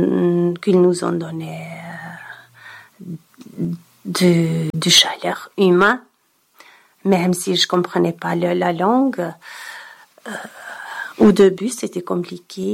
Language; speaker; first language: French; non-native, learner; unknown